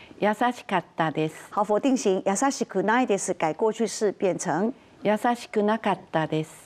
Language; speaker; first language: Japanese; non-native, fluent; Chinese